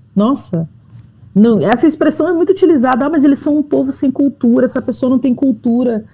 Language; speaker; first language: Portuguese; native; Portuguese